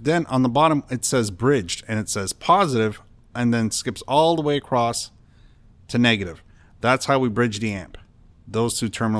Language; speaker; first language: English; native; English